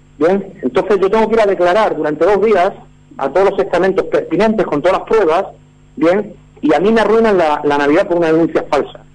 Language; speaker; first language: Spanish; native; Spanish